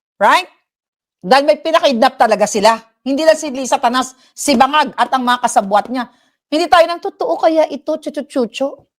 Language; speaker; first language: Filipino; non-native, local second language; Hiligaynon